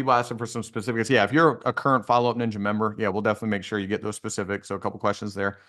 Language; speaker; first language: English; native; English